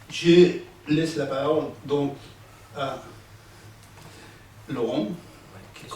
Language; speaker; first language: French; non-native, fluent; Spanish